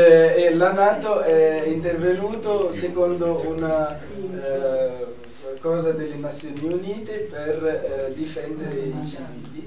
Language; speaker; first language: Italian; non-native, fluent; Arabic